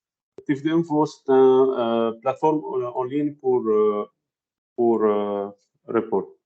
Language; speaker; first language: French; non-native, fluent; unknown